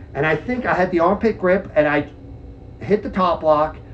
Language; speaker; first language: English; early bilingual, other home language; Czech